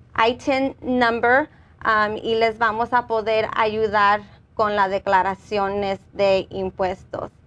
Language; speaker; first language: Spanish; early bilingual, heritage; Spanish